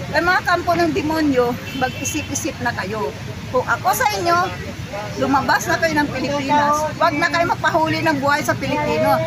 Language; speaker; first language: Filipino; non-native, local second language; Hiligaynon